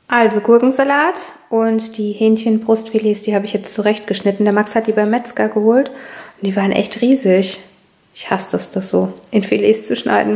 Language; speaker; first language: German; native; German